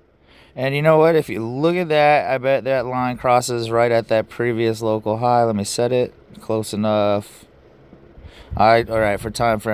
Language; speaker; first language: English; native; English